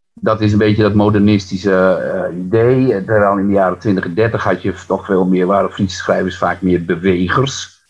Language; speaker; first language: Dutch; non-native, local second language; Western Frisian